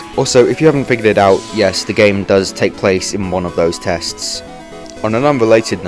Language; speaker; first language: English; native; English